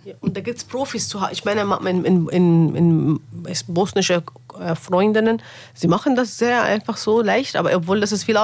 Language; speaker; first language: German; non-native, learner; Arabic